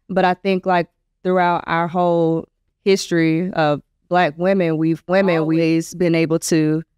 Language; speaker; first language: English; native; English